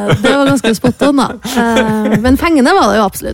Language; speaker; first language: Norwegian; native; Norwegian